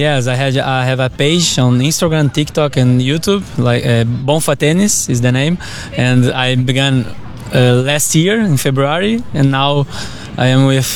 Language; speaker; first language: English; non-native, fluent; Portuguese